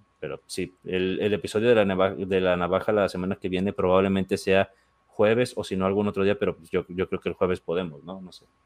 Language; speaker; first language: Spanish; native; Spanish